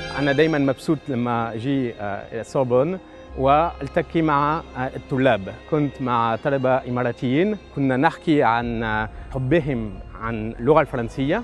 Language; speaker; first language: Arabic; non-native, fluent; French